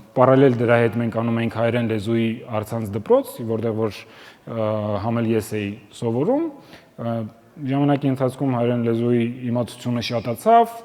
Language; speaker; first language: Armenian; early bilingual, heritage; Armenian